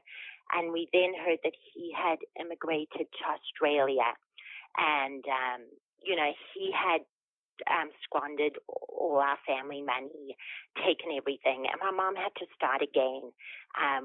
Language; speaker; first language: English; native; English